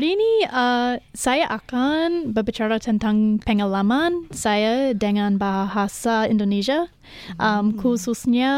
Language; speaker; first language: Indonesian; non-native, learner; English